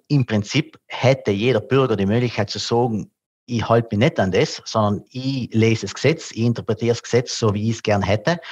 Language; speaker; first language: German; non-native, local second language; Italian